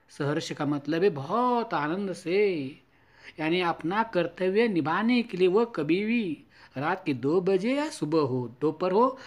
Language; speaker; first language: Hindi; non-native, local second language; Marathi